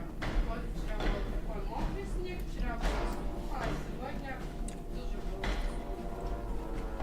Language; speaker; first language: Russian; native; Russian